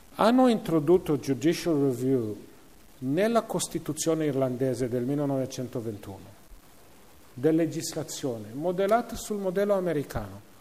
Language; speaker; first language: Italian; non-native, fluent; English